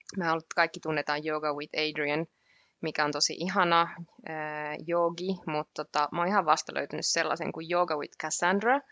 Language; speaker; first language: Finnish; native; Finnish